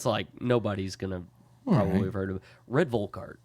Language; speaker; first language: English; native; English